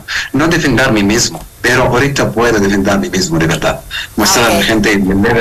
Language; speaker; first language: Spanish; non-native, learner; Arabic